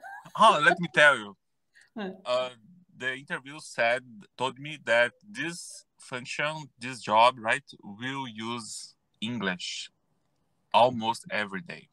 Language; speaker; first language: English; non-native, learner; Portuguese